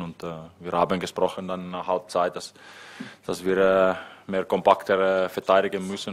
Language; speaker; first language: German; non-native, fluent; Finnish